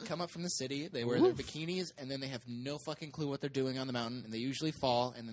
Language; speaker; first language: English; native; English